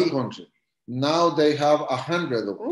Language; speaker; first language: English; non-native, learner; Spanish